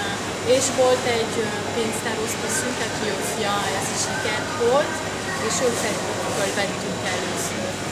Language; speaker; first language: Hungarian; non-native, learner; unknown